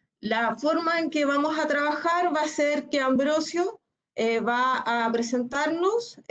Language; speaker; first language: Spanish; native; Spanish